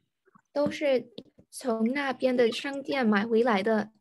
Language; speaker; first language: Chinese; non-native, learner; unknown